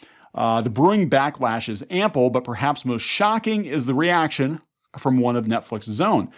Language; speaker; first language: English; native; English